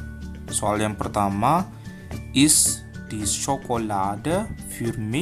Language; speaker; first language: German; non-native, fluent; Indonesian